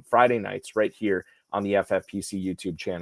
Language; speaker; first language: English; native; English